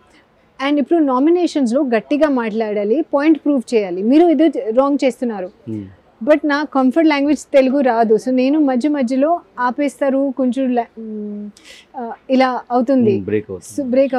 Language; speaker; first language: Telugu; non-native, learner; Hindi